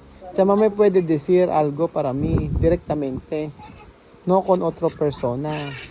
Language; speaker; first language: Spanish; non-native, learner; Filipino